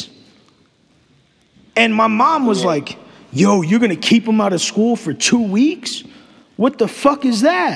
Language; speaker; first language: English; native; English